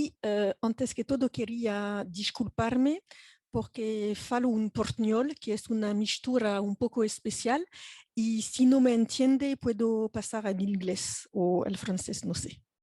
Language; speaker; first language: Spanish; non-native, fluent; French